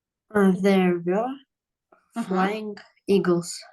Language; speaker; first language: English; non-native, learner; Russian